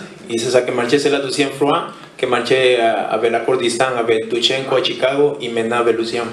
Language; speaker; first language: French; non-native, learner; Spanish